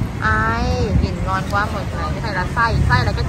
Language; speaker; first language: Vietnamese; non-native, learner; Thai